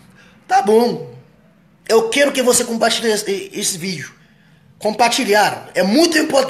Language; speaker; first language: Portuguese; non-native, fluent; Haitian Creole